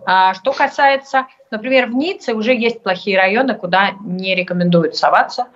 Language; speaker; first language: Russian; native; Russian